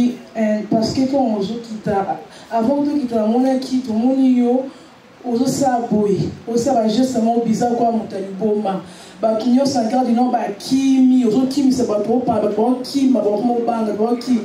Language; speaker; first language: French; non-native, local second language; Lingala